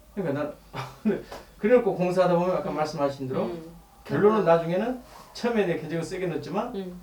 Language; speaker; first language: Korean; native; Korean